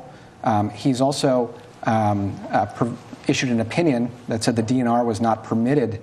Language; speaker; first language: English; native; English